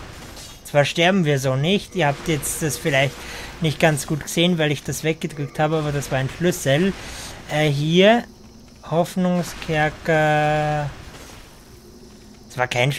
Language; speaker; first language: German; native; German